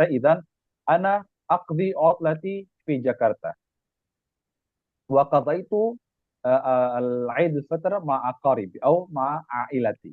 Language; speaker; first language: Arabic; non-native, fluent; Indonesian